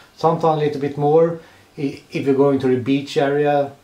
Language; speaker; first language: English; non-native, fluent; Swedish